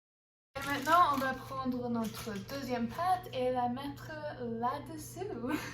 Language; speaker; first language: French; non-native, learner; English